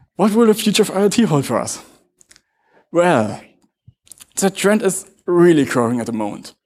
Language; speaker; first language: English; non-native, fluent; German